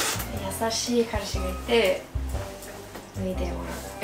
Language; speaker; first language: Japanese; non-native, fluent; English